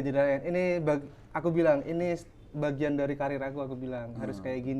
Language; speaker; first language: Indonesian; native; Indonesian